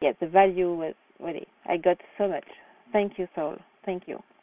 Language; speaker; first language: English; non-native, fluent; French